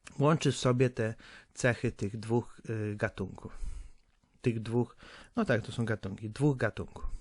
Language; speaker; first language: Polish; native; Polish